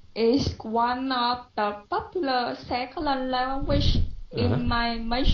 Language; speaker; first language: English; non-native, learner; Vietnamese